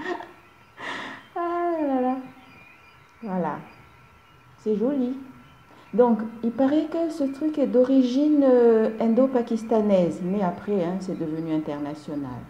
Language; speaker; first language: French; non-native, local second language; Malagasy